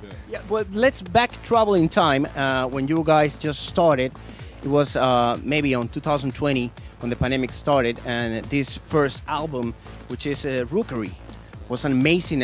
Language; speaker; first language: English; non-native, fluent; Spanish